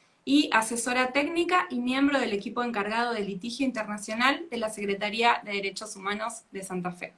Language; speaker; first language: Spanish; native; Spanish